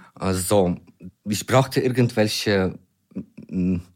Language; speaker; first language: German; non-native, fluent; Ukrainian